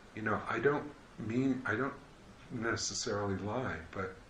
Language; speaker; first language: English; native; English